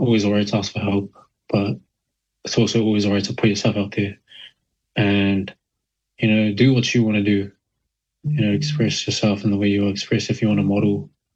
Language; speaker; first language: English; native; English